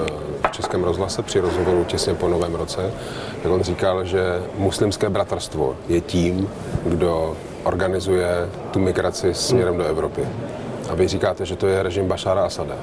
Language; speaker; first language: Czech; native; Czech